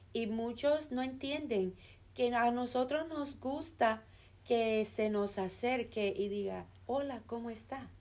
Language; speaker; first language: Spanish; early bilingual, heritage; Spanish